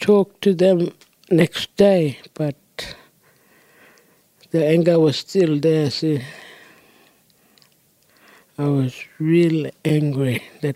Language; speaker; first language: English; non-native, local second language; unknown